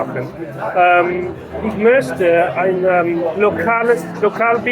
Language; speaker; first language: German; non-native, learner; English